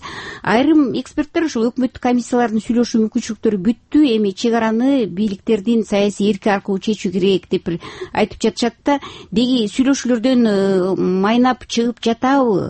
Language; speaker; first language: Kyrgyz; native; Kyrgyz